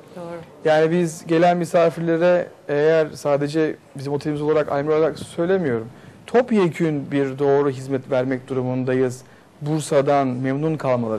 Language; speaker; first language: Turkish; native; Turkish